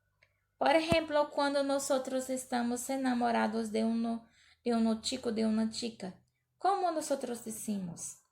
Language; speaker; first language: Spanish; non-native, learner; Portuguese